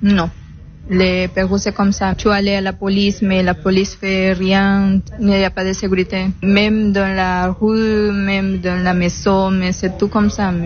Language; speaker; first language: French; non-native, learner; Spanish